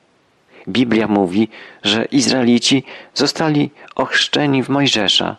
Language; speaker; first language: Polish; native; Polish